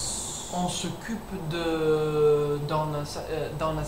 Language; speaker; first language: French; non-native, learner; English